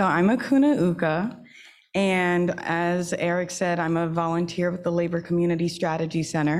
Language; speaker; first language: English; native; English